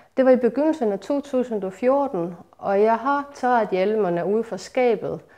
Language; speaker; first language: Danish; non-native, fluent; Estonian